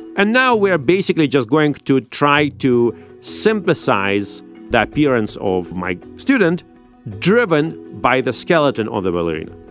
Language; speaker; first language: English; non-native, fluent; Russian